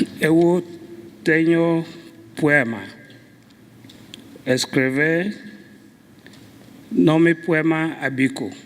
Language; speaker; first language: Portuguese; non-native, learner; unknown